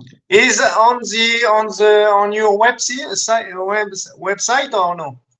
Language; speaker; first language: English; non-native, learner; French